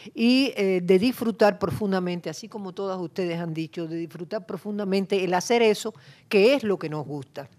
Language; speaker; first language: Spanish; native; Spanish